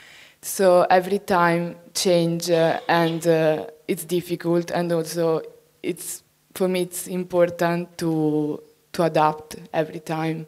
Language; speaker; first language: English; non-native, fluent; Italian